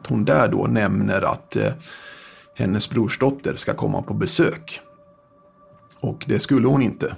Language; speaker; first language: Swedish; native; Swedish